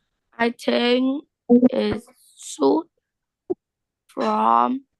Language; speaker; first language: English; non-native, learner; Vietnamese